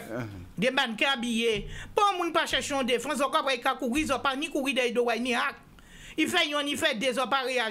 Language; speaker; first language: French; non-native, local second language; Guadeloupean Creole French